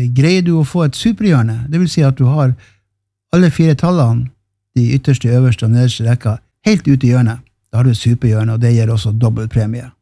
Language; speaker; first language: Norwegian; native; Norwegian